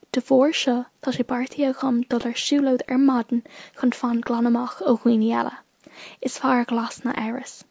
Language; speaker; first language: Irish; non-native, local second language; English